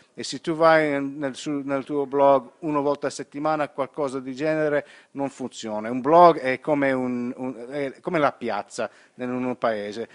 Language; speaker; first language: Italian; non-native, learner; English